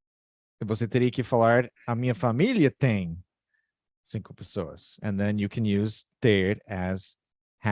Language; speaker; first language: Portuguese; non-native, fluent; English